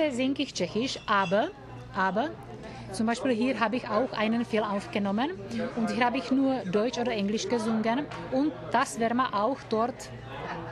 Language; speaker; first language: German; non-native, learner; Czech